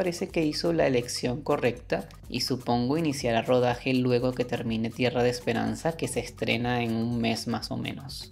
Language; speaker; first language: Spanish; native; Spanish